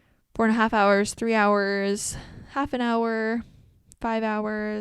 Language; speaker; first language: English; native; English